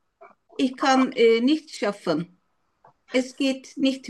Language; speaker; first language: German; non-native, learner; Turkish